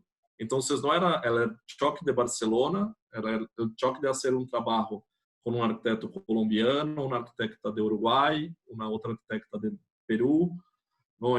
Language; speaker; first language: Spanish; non-native, fluent; Portuguese